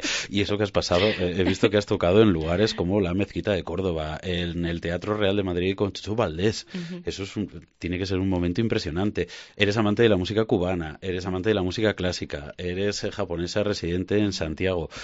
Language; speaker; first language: Spanish; native; Spanish